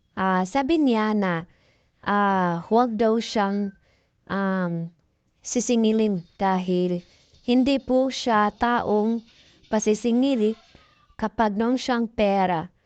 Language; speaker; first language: Filipino; non-native, local second language; Cebuano